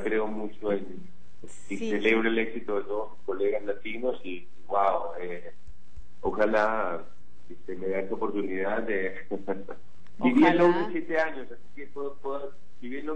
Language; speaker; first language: Spanish; native; Spanish